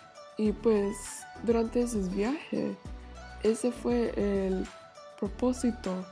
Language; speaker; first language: Spanish; non-native, learner; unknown